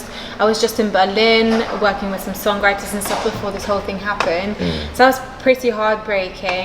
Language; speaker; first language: English; non-native, local second language; Maltese